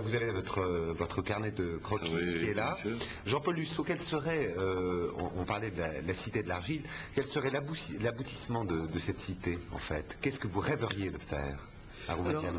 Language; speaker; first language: French; native; French